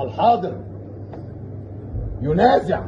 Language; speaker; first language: Arabic; native; Arabic